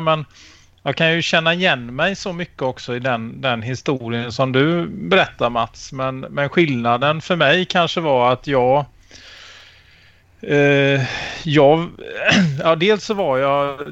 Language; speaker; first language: Swedish; native; Swedish